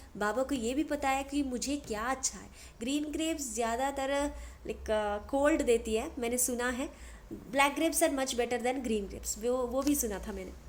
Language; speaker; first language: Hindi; non-native, local second language; Telugu